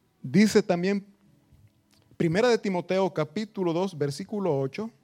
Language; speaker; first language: Spanish; native; Spanish